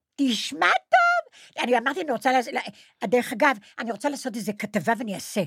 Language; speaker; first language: Hebrew; non-native, fluent; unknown